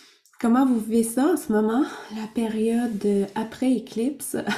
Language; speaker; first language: French; native; French